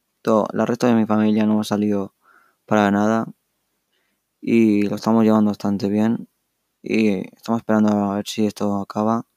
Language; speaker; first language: Spanish; early bilingual, other home language; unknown